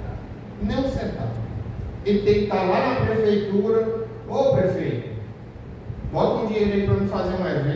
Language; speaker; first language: Portuguese; native; Portuguese